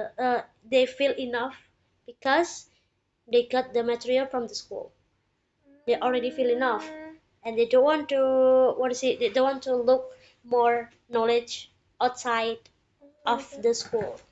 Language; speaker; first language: English; non-native, learner; Indonesian